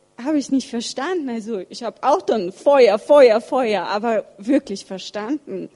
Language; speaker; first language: German; early bilingual, other home language; Russian